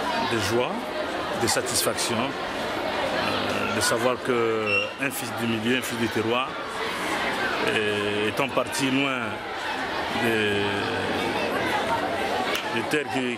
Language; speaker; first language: French; non-native, local second language; Kongo